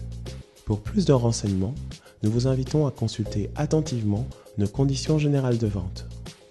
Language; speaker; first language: French; native; French